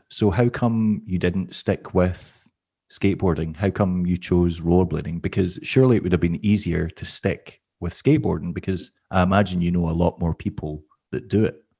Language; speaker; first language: English; native; English